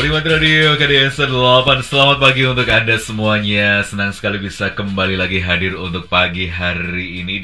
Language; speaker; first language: Indonesian; native; Indonesian